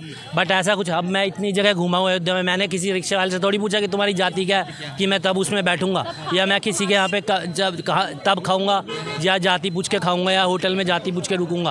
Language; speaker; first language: Hindi; native; Hindi